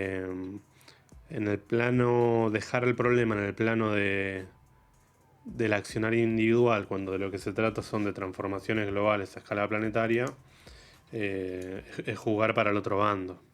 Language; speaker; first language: Spanish; native; Spanish